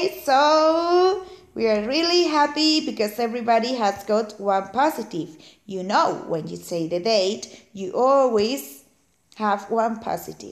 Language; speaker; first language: English; non-native, fluent; Spanish